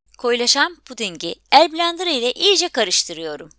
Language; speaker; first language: Turkish; native; Turkish